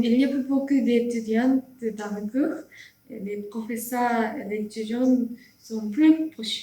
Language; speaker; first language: French; non-native, learner; Japanese